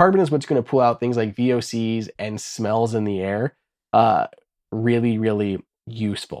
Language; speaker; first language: English; native; English